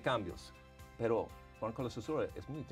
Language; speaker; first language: Spanish; non-native, fluent; English